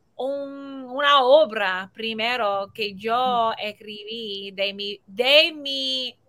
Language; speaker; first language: Spanish; early bilingual, heritage; Spanish